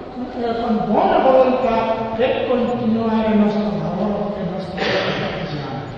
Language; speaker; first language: Italian; non-native, learner; Serbian